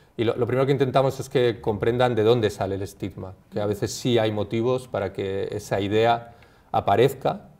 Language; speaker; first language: Spanish; native; Spanish